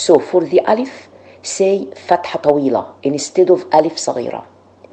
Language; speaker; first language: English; non-native, fluent; Arabic